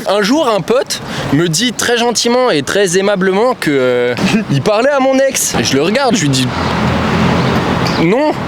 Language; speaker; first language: French; native; French